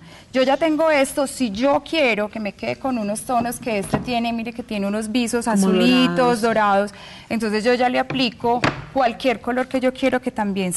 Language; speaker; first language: Spanish; native; Spanish